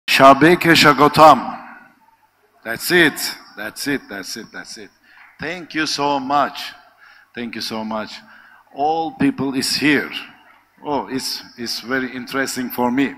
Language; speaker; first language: English; non-native, learner; Turkish